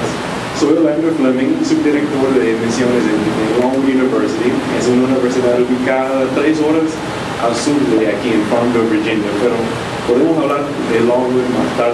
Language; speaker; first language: Spanish; non-native, fluent; English